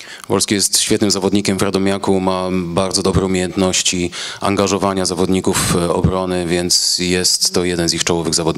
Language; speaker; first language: Polish; native; Polish